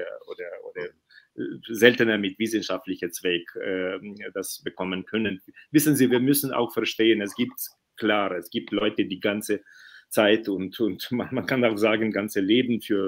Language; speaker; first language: German; non-native, fluent; Ukrainian